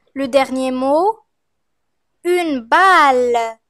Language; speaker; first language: French; non-native, fluent; Arabic